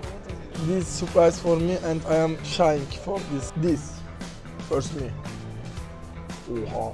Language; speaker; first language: English; non-native, learner; Turkish